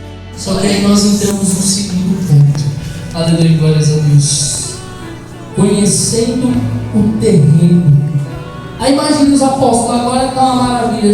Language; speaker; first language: Portuguese; native; Portuguese